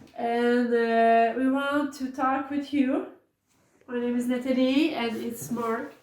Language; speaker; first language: English; non-native, learner; French